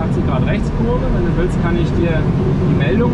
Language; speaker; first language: German; native; German